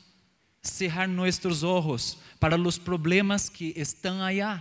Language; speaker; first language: Spanish; non-native, learner; Portuguese